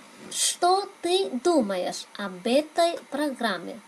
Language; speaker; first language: Russian; non-native, fluent; Vietnamese